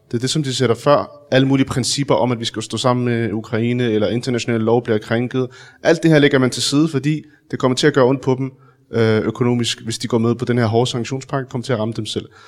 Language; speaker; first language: Danish; early bilingual, other home language; Arabic